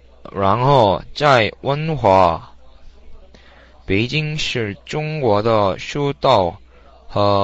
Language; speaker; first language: Chinese; non-native, learner; Korean